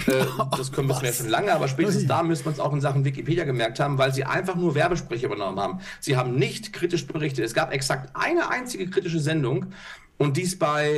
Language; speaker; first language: German; native; German